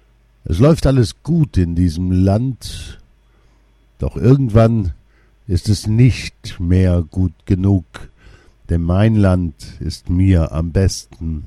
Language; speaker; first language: German; non-native, fluent; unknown